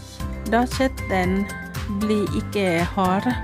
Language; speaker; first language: Norwegian; non-native, learner; Thai